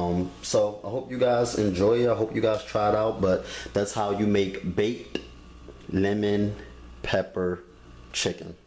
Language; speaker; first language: English; native; English